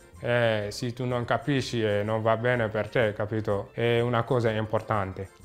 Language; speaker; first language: Italian; non-native, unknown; Wolof